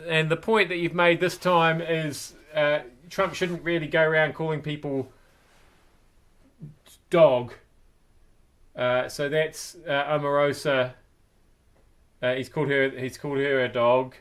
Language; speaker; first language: English; native; English